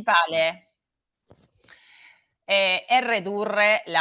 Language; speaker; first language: Italian; non-native, learner; Spanish